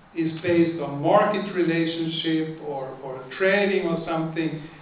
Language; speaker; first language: English; non-native, fluent; Swedish